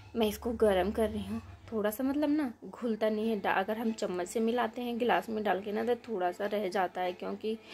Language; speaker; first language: Hindi; native; Hindi